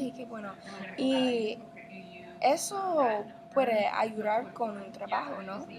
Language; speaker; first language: Spanish; non-native, learner; English